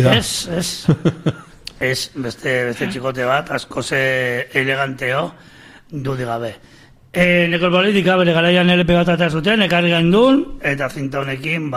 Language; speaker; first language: Basque; native; Basque